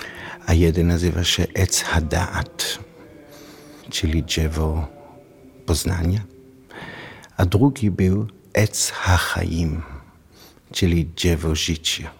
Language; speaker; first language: Polish; non-native, learner; Hebrew